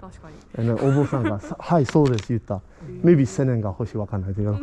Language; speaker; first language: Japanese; non-native, learner; English